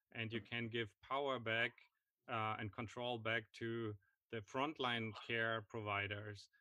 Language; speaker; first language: English; non-native, fluent; German